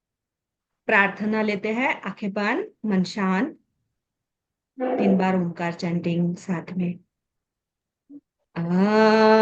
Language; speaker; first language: Hindi; native; Hindi